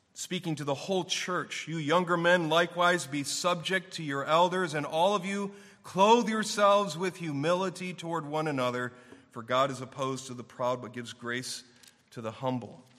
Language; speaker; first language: English; native; English